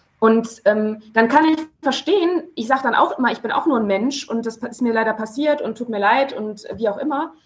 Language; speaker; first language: German; native; German